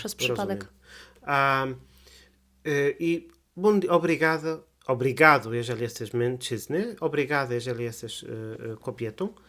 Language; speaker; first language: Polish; non-native, learner; Portuguese